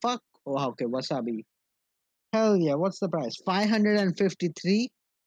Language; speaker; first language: English; non-native, local second language; Bangla